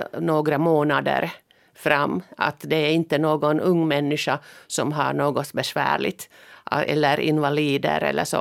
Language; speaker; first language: Swedish; non-native, local second language; Finnish